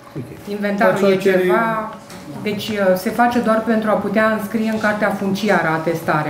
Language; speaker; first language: Romanian; native; Romanian